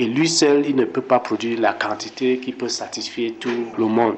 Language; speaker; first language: French; non-native, local second language; English